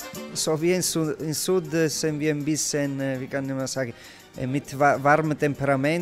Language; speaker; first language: German; non-native, learner; Italian